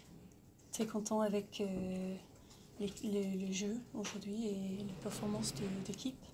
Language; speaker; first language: French; non-native, learner; English